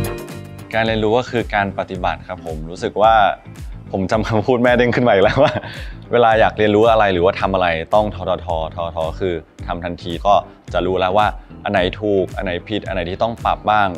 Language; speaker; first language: Thai; native; Thai